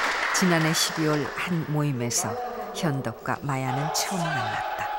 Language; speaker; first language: Korean; native; Korean